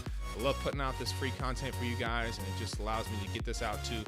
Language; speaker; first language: English; native; English